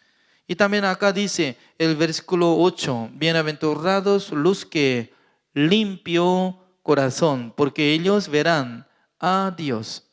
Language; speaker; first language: Spanish; non-native, fluent; Korean